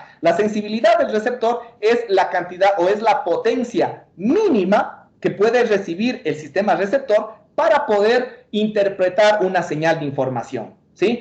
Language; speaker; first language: Spanish; native; Spanish